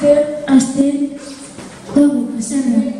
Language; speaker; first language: Basque; non-native, local second language; Spanish